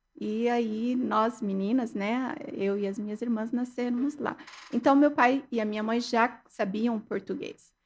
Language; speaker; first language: Portuguese; early bilingual, other home language; Arabic